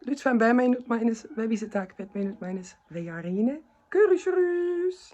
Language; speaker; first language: Turkish; early bilingual, heritage; Turkish